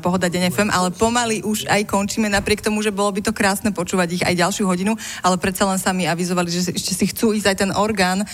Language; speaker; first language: Slovak; native; Slovak